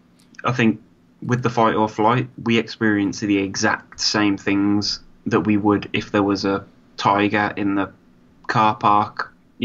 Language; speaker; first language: English; native; English